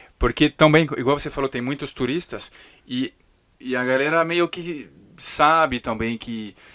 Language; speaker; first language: Portuguese; non-native, fluent; French